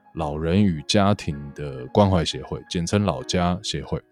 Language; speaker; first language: Chinese; native; Chinese